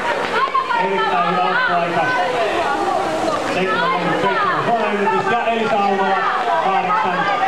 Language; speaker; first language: Finnish; native; Finnish